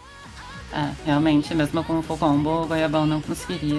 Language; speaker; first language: Portuguese; native; Portuguese